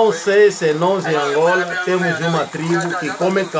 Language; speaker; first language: Portuguese; non-native, local second language; Kongo